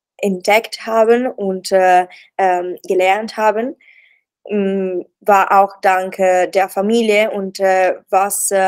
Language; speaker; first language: German; non-native, learner; Italian